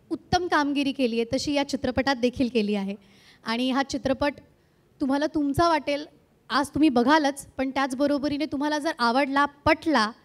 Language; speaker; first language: Marathi; native; Marathi